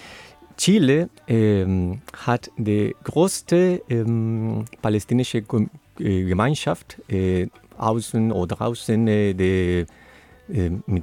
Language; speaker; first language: German; non-native, learner; Spanish